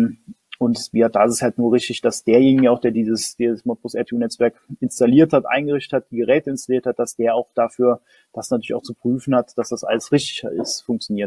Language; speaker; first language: German; native; German